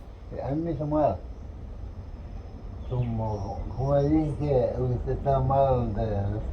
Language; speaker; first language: Spanish; non-native, local second language; Quechua